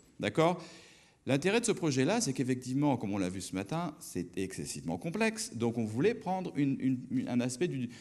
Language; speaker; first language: French; native; French